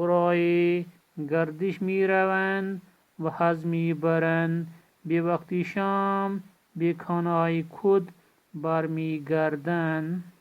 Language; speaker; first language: Persian; non-native, fluent; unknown